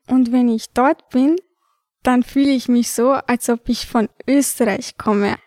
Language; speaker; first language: German; early bilingual, other home language; Albanian